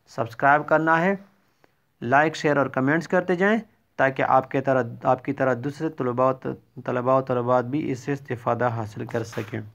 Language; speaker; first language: Urdu; non-native, local second language; Pashto